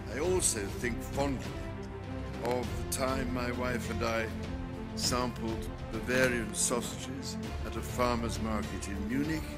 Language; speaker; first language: English; native; English